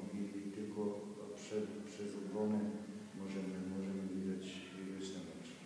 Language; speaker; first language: Polish; non-native, fluent; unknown